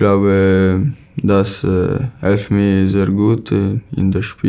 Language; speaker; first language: German; non-native, learner; Italian